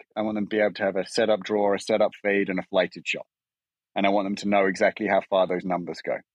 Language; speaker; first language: English; native; English